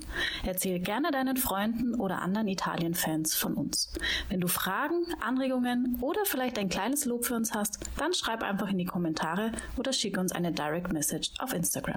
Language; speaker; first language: German; native; German